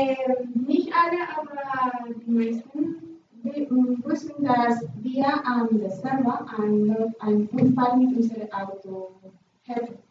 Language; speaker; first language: German; non-native, learner; Spanish